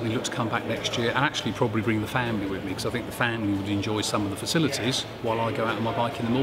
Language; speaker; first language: English; native; English